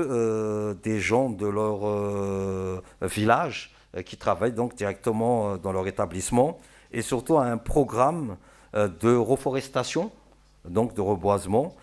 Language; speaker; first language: French; non-native, local second language; Malagasy